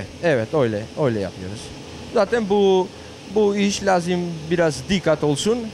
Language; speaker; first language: Turkish; non-native, local second language; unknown